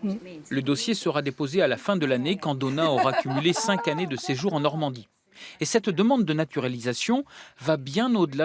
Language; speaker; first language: French; native; French